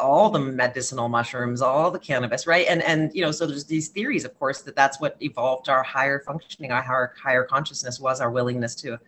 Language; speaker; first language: English; native; English